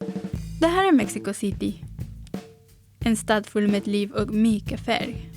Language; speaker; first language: Swedish; non-native, fluent; Spanish